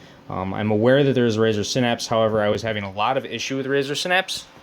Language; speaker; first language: English; native; English